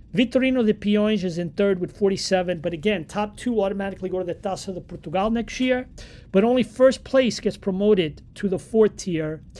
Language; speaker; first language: English; native; English